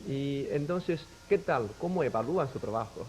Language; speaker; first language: Spanish; non-native, fluent; Chinese